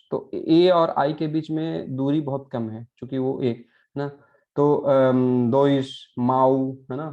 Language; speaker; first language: Hindi; native; Hindi